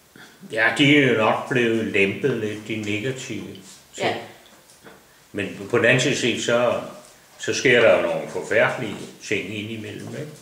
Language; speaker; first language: Danish; native; Danish